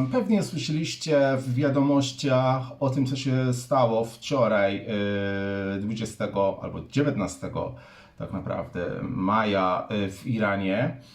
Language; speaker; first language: Polish; non-native, fluent; Persian